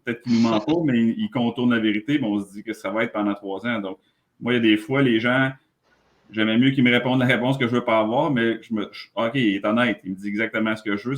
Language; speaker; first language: French; native; French